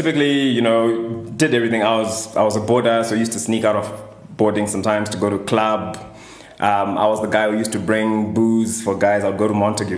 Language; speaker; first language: English; non-native, local second language; Shona